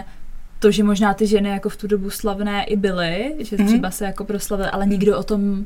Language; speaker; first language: Czech; native; Czech